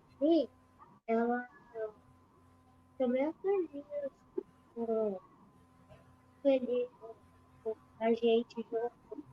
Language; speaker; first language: Portuguese; early bilingual, other home language; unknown